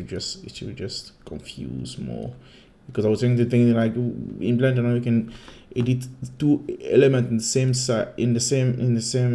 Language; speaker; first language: English; non-native, fluent; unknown